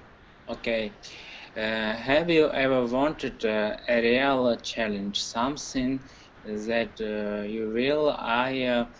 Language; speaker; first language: English; non-native, learner; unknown